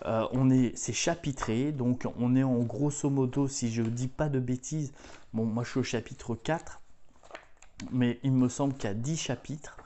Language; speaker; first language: French; native; French